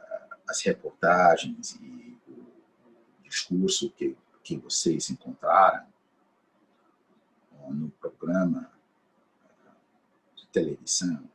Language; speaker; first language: Portuguese; non-native, fluent; English